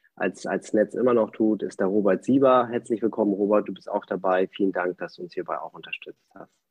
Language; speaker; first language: German; non-native, fluent; Spanish